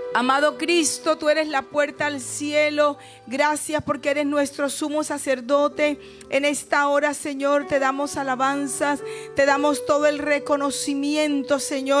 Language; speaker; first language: Spanish; native; Spanish